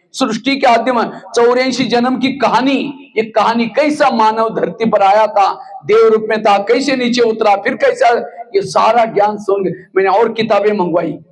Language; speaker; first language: Hindi; non-native, local second language; Marathi